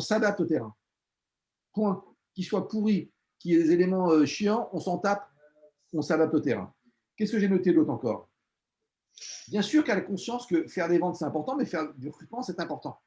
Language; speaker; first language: French; native; French